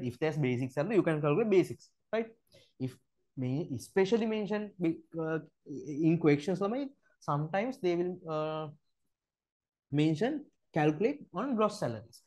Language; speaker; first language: English; non-native, local second language; Sinhala